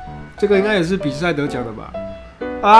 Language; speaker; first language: Chinese; native; Chinese